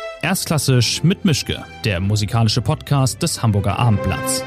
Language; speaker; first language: German; native; German